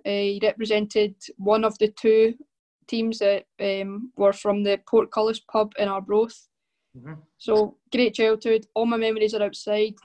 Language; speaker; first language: English; native; English